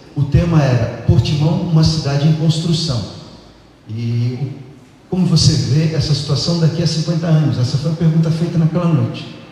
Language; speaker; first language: Portuguese; native; Portuguese